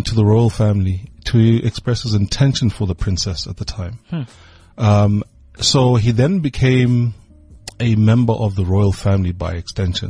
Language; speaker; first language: English; non-native, local second language; Swati